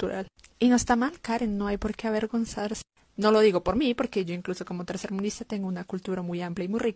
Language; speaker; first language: Spanish; native; Spanish